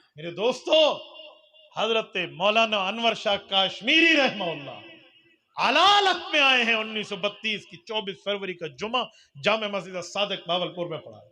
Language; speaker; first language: Urdu; non-native, local second language; Punjabi